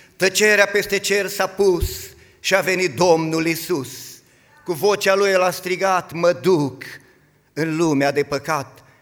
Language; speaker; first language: Romanian; native; Romanian